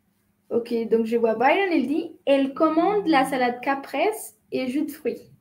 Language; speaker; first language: French; non-native, fluent; Spanish